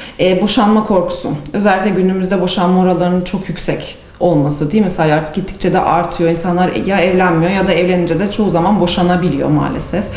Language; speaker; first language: Turkish; native; Turkish